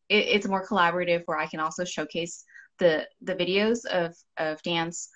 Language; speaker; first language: English; non-native, local second language; Cantonese